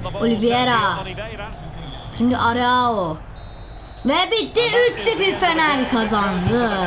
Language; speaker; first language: Turkish; non-native, learner; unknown